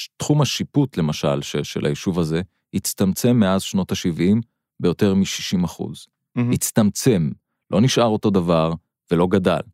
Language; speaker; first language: Hebrew; non-native, local second language; Arabic